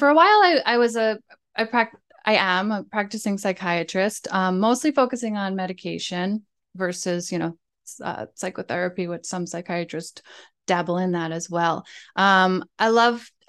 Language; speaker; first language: English; native; English